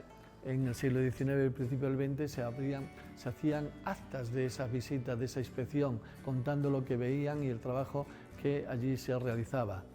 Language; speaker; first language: Spanish; native; Spanish